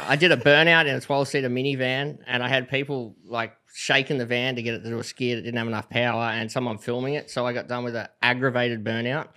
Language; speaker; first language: English; native; English